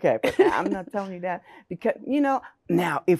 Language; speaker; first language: English; native; English